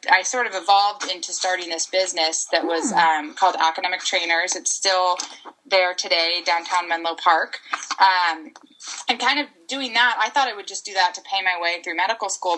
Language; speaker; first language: English; native; English